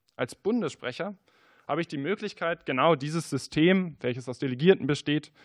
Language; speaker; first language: German; native; German